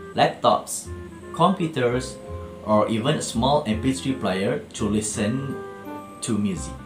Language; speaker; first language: English; non-native, local second language; Malay